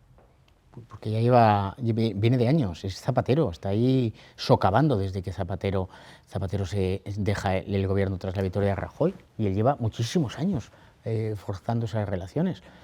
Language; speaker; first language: Spanish; native; Spanish